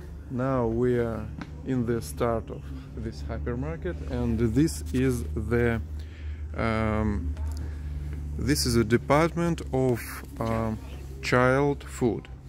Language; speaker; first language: English; non-native, learner; Russian